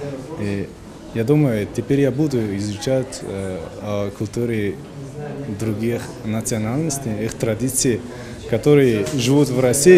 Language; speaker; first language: Russian; non-native, fluent; Uzbek